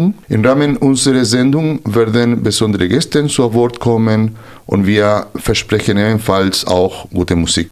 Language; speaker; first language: German; non-native, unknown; Spanish